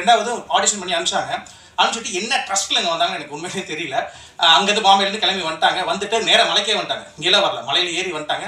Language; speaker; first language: Tamil; native; Tamil